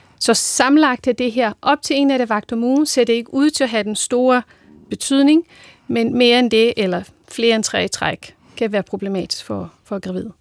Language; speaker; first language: Danish; non-native, fluent; Portuguese